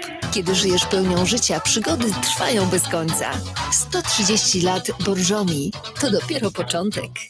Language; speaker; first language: Polish; native; Polish